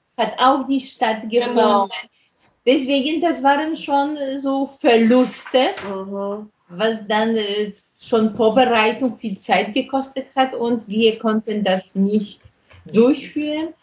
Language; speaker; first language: German; non-native, fluent; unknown